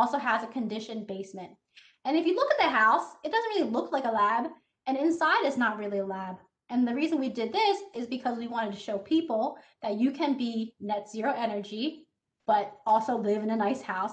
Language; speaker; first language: English; native; English